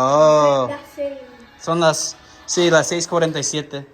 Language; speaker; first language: Spanish; non-native, learner; English